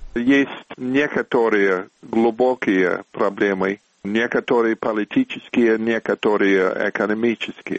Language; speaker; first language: Russian; non-native, fluent; English